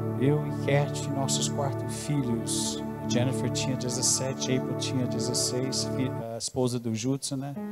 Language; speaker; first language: Portuguese; non-native, fluent; English